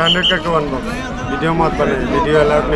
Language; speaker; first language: Hindi; non-native, learner; Bangla